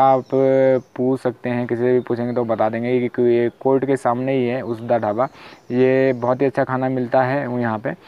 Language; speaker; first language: Hindi; native; Hindi